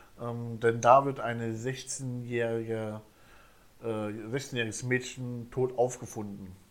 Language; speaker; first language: German; native; German